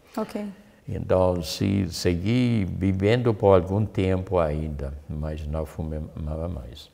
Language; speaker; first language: Portuguese; non-native, learner; German